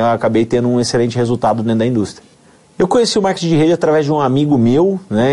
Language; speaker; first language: Portuguese; native; Portuguese